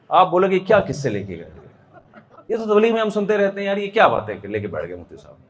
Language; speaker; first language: Urdu; native; Urdu